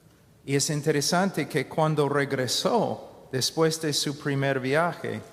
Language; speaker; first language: Spanish; non-native, fluent; English